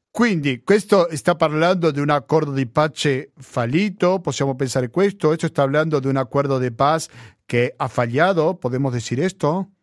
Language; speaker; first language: Italian; non-native, fluent; Spanish